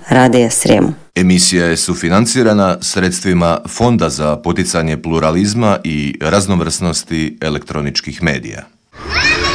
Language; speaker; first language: Croatian; non-native, local second language; Rusyn